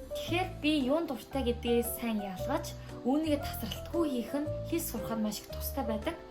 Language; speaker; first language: Mongolian; non-native, fluent; Korean